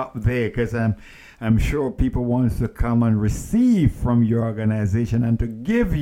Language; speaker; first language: English; native; English